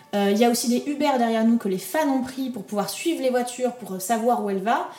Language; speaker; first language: French; native; French